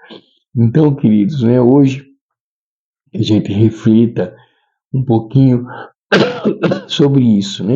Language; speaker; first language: Portuguese; native; Portuguese